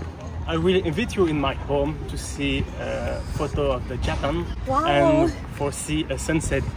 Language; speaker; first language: English; non-native, learner; French